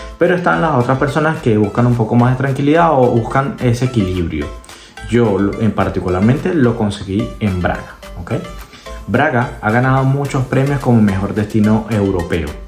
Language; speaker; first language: Spanish; native; Spanish